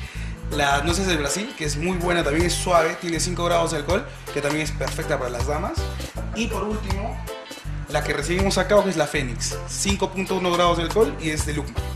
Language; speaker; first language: Spanish; native; Spanish